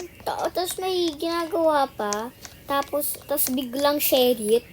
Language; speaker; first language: Filipino; early bilingual, heritage; Filipino